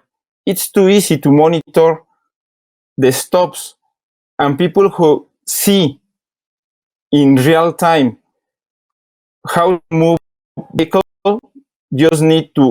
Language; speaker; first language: English; non-native, learner; Spanish